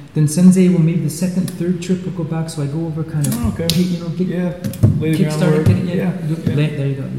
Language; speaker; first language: English; non-native, fluent; Swiss German